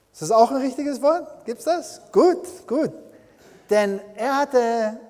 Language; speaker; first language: German; early bilingual, heritage; German